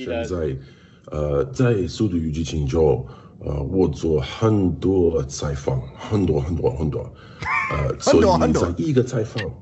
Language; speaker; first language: Chinese; non-native, learner; English